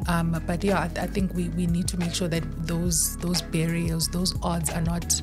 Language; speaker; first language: English; non-native, local second language; Zulu